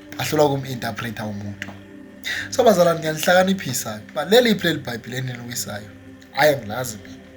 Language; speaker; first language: Zulu; non-native, local second language; Xhosa